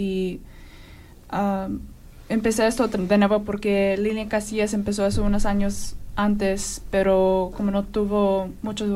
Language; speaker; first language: Spanish; early bilingual, heritage; Spanish